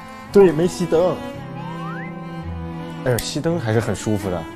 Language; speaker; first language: Chinese; native; Chinese